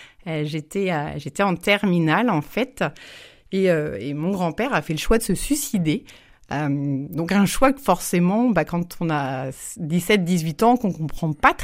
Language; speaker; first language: French; native; French